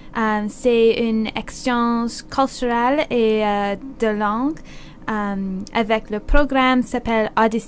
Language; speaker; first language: French; non-native, learner; English